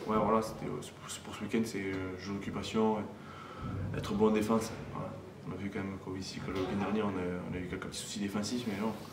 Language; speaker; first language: French; native; French